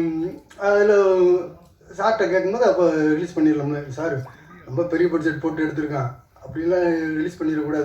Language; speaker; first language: Tamil; native; Tamil